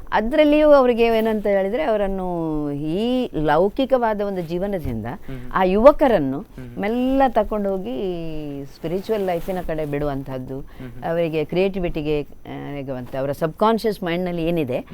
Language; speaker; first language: Kannada; non-native, local second language; Tulu